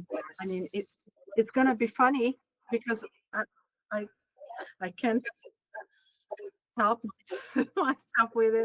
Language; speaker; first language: English; non-native, learner; Hungarian